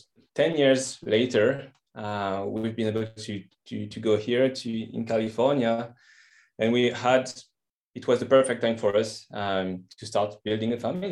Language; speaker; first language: English; non-native, fluent; French